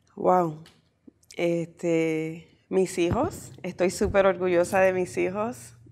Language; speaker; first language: Spanish; early bilingual, heritage; Spanish